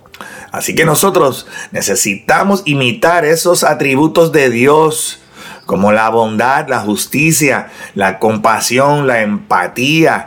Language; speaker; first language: Spanish; native; Spanish